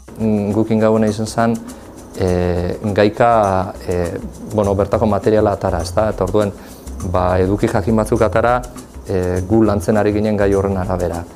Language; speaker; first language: Basque; native; Basque